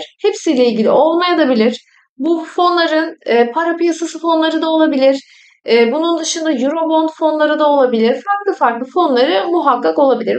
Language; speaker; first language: Turkish; native; Turkish